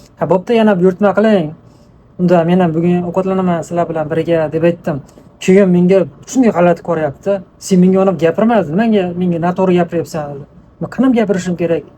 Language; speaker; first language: Uzbek; native; Uzbek